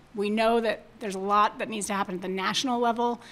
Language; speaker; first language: English; native; English